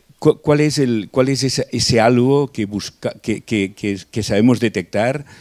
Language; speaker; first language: Spanish; non-native, local second language; Catalan